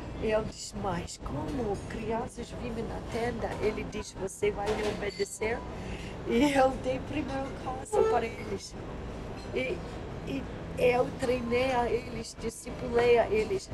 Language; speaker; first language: Portuguese; non-native, learner; English